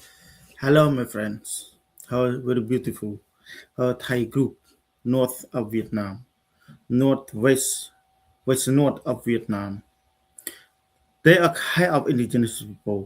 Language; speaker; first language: English; non-native, learner; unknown